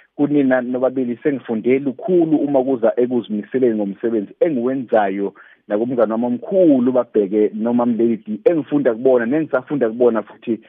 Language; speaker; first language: Zulu; native; Zulu